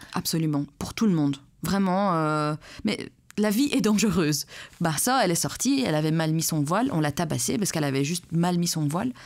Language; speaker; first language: French; early bilingual, other home language; Persian